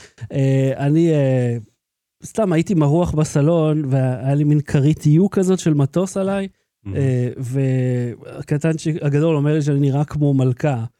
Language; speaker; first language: Hebrew; native; Hebrew